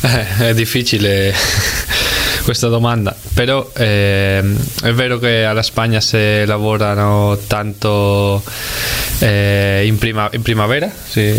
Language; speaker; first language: Italian; non-native, fluent; Spanish